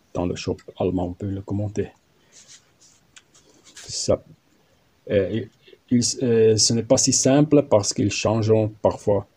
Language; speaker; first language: French; non-native, learner; German